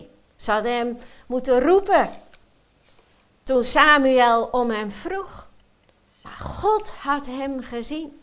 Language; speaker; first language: Dutch; native; Dutch